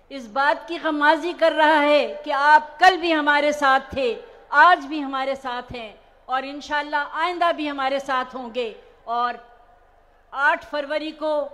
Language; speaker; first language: Urdu; native; Urdu